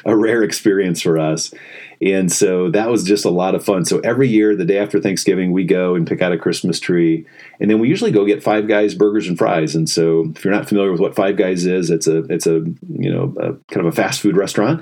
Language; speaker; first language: English; native; English